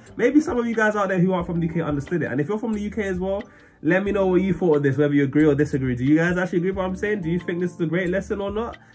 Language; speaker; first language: English; native; English